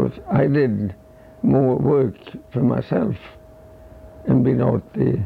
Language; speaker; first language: English; non-native, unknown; Swedish